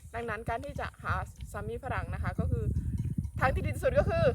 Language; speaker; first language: Thai; native; Thai